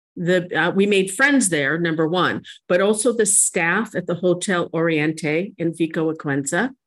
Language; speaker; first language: English; native; English